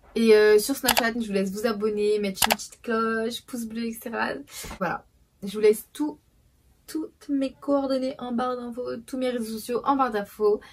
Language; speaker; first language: French; early bilingual, other home language; Portuguese